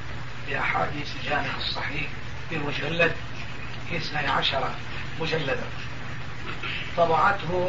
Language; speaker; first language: Arabic; non-native, fluent; Turkish